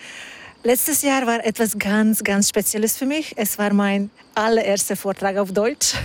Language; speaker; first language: German; non-native, fluent; Hungarian